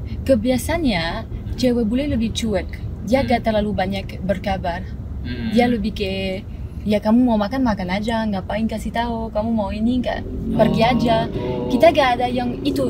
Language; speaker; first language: Indonesian; non-native, fluent; French